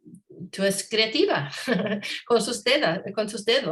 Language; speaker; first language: Spanish; non-native, learner; English